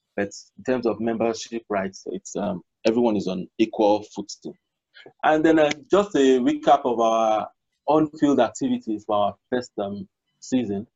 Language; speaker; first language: English; non-native, local second language; Yoruba